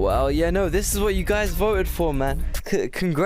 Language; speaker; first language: English; native; English